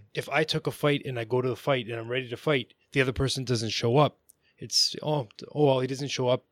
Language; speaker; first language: English; native; English